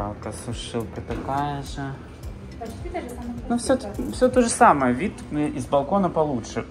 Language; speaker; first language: Russian; native; Russian